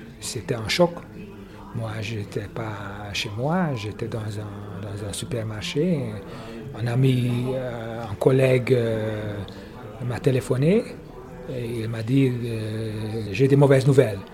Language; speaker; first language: French; non-native, fluent; Hungarian